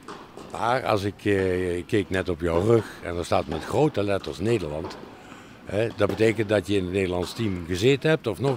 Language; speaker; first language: Dutch; native; Dutch